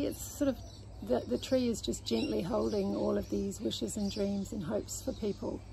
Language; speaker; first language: English; native; English